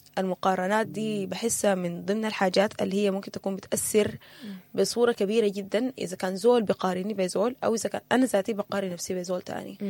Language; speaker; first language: Arabic; native; Arabic